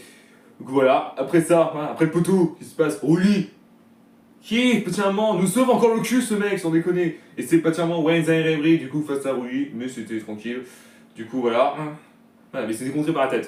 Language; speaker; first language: French; native; French